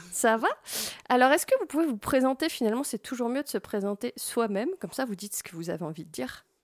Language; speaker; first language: French; native; French